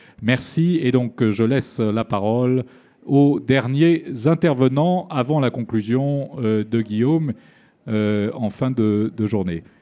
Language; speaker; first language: French; native; French